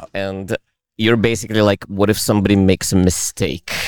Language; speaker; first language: English; early bilingual, other home language; Russian